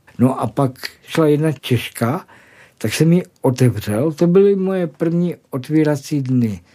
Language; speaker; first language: Czech; native; Czech